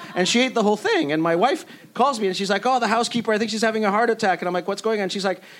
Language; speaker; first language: English; early bilingual, other home language; Spanish